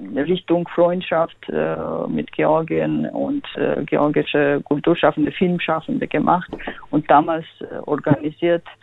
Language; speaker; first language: German; non-native, fluent; Georgian